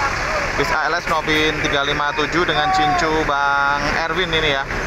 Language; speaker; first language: Indonesian; native; Indonesian